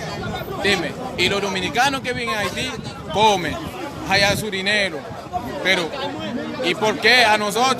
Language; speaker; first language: Spanish; non-native, fluent; Haitian Creole